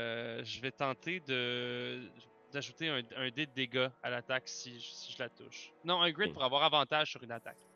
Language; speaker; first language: French; native; French